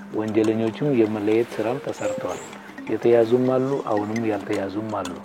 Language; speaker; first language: Amharic; non-native, local second language; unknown